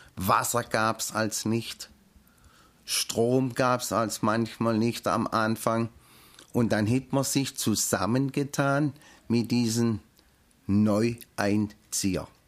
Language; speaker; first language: German; native; German